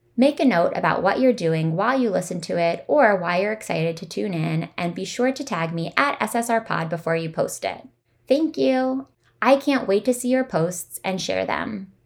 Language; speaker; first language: English; native; English